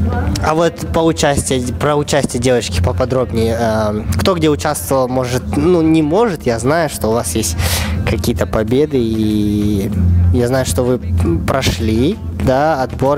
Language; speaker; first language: Russian; native; Russian